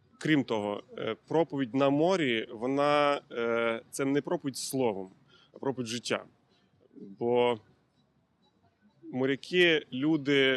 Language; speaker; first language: Ukrainian; native; Ukrainian